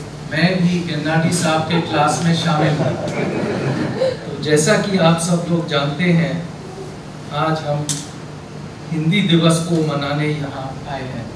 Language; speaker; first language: Hindi; non-native, local second language; Bangla